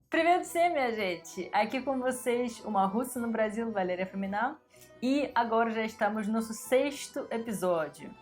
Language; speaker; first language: Portuguese; non-native, fluent; Russian